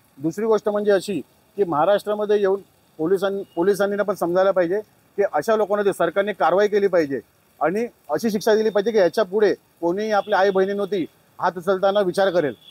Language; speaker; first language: Marathi; native; Marathi